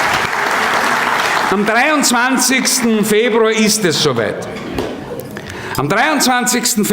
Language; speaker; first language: German; native; German